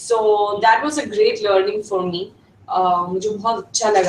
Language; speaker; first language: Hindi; non-native, fluent; Swedish